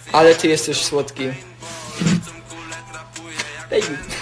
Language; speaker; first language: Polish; early bilingual, heritage; English